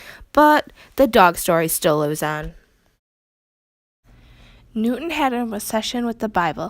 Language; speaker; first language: English; native; English